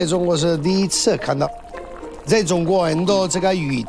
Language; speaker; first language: Chinese; non-native, learner; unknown